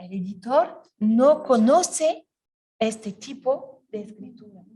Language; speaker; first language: Spanish; non-native, learner; French